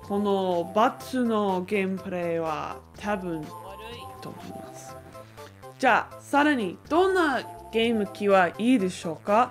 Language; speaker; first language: Japanese; non-native, learner; English